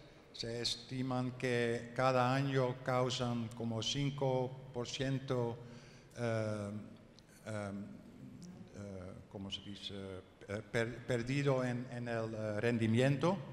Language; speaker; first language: Spanish; non-native, learner; Dutch